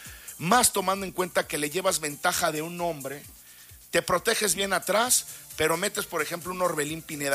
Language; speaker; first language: Spanish; native; Spanish